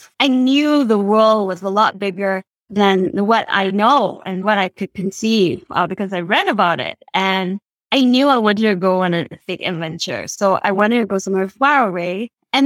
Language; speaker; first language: English; non-native, local second language; Cantonese